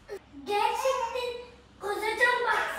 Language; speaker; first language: Turkish; early bilingual, heritage; Turkish